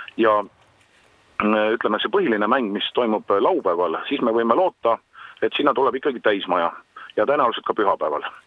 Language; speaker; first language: Estonian; native; Estonian